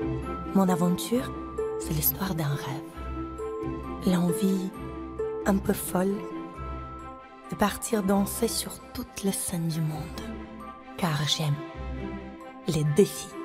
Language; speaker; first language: French; non-native, fluent; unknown